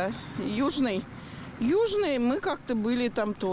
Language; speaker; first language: Russian; non-native, local second language; Tatar